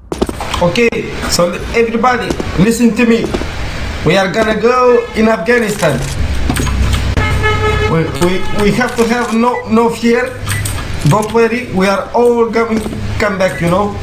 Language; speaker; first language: English; non-native, fluent; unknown